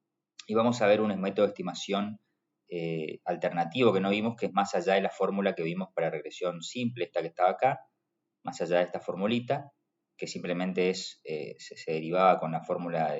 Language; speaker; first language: Spanish; native; Spanish